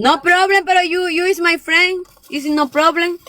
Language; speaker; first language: English; non-native, learner; Spanish